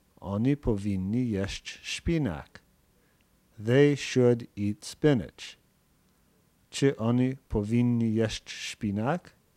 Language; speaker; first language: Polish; non-native, fluent; English